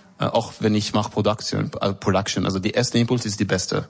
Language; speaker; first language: German; non-native, learner; Hebrew